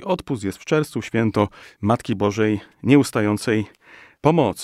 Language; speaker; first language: Polish; native; Polish